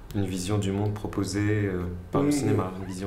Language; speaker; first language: French; native; French